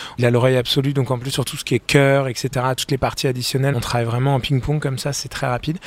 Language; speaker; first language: French; native; French